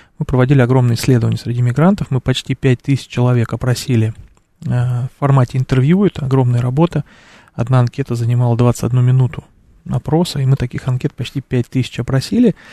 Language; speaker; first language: Russian; native; Russian